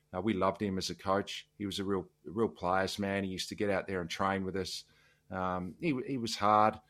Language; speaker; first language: English; native; English